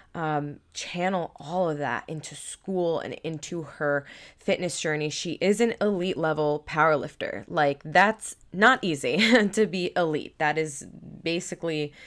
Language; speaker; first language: English; native; English